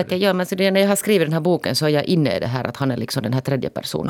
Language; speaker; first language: Swedish; native; Swedish